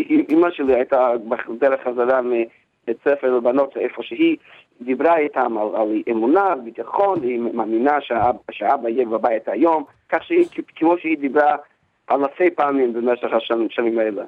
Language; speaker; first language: Hebrew; non-native, fluent; English